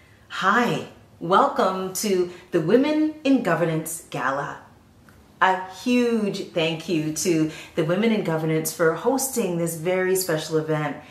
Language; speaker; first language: English; native; English